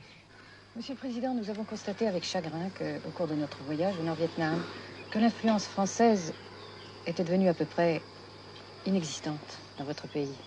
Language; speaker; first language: French; native; French